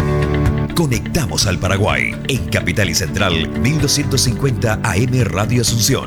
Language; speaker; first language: Spanish; native; Spanish